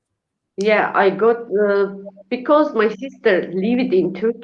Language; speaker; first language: English; non-native, learner; Uyghur